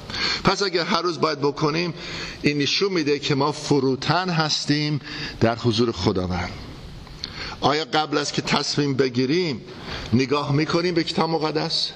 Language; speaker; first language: Persian; non-native, fluent; English